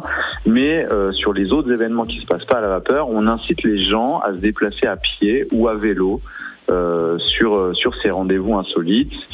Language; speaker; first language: French; native; French